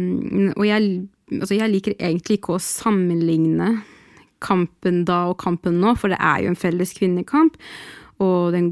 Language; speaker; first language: Norwegian; early bilingual, other home language; Arabic